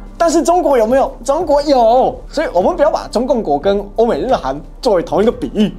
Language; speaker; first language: Chinese; native; Chinese